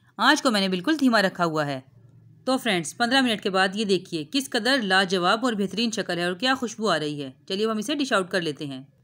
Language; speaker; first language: Urdu; native; Urdu